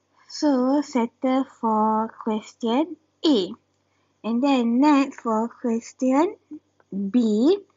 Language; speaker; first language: English; non-native, local second language; Malay